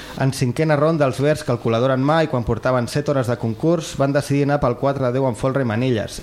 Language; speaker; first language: Catalan; native; Catalan